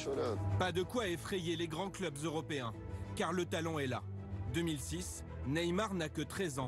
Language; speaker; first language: French; native; French